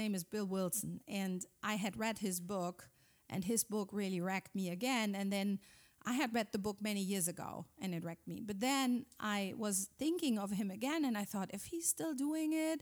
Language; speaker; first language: English; non-native, fluent; German